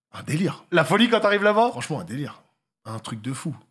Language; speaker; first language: French; native; French